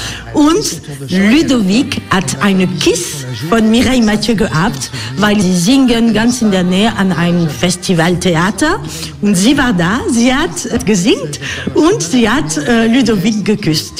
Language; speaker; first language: German; non-native, learner; French